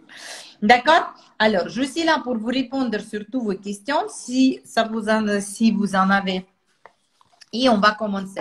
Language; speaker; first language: French; non-native, fluent; Russian